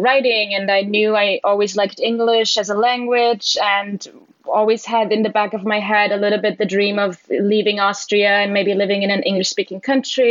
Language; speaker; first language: English; non-native, fluent; German